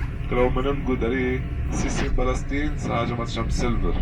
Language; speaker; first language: Indonesian; non-native, fluent; Arabic